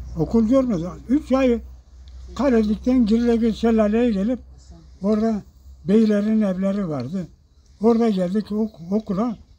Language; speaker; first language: Turkish; non-native, local second language; Zaza